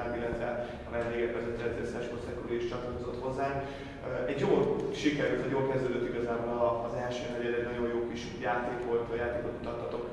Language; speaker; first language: Hungarian; native; Hungarian